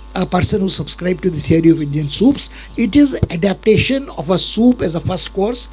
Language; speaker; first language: English; non-native, local second language; Hindi